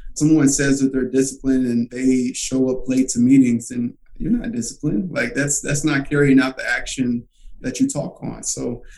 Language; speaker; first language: English; native; English